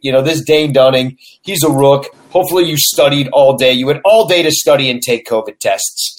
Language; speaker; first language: English; native; English